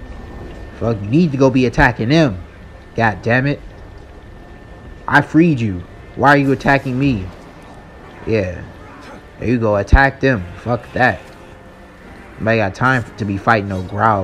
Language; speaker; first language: English; native; English